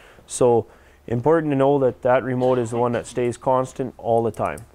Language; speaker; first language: English; native; English